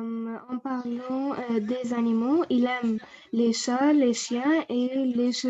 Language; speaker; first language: French; non-native, learner; Arabic